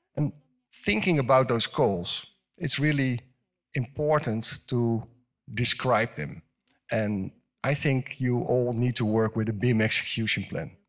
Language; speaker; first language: English; non-native, fluent; Dutch